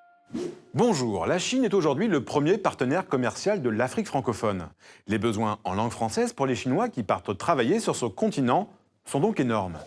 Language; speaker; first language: French; native; French